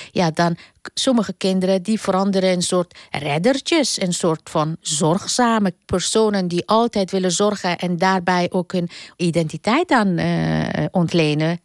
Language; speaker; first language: Dutch; non-native, fluent; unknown